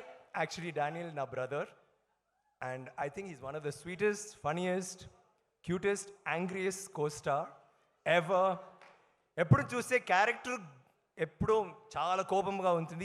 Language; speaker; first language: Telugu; non-native, learner; Tamil